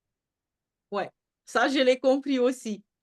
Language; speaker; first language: French; non-native, fluent; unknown